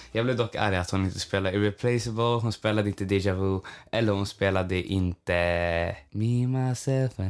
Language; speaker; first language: Swedish; native; Swedish